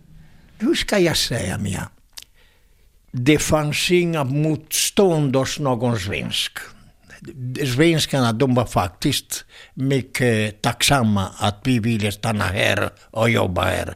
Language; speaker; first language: Swedish; non-native, fluent; Italian